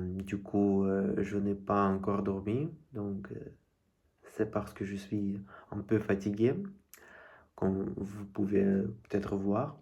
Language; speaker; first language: French; non-native, fluent; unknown